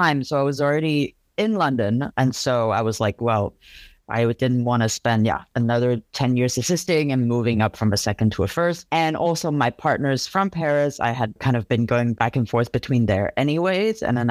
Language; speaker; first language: English; non-native, local second language; Cantonese